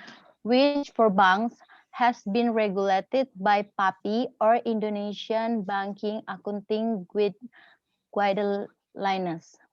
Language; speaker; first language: English; non-native, learner; Indonesian